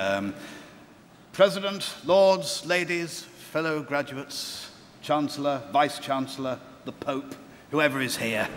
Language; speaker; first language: English; native; English